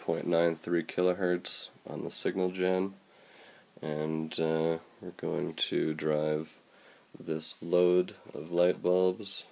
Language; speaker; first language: English; native; English